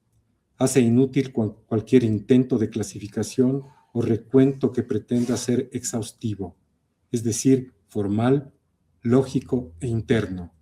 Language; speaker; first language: Spanish; native; Spanish